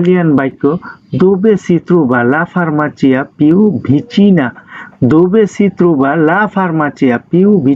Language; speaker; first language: Italian; non-native, learner; Bangla